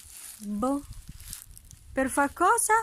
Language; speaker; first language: Italian; non-native, learner; Filipino